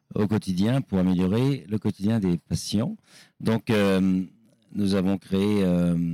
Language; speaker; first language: French; native; French